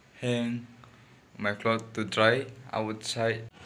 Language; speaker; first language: English; non-native, learner; Hindi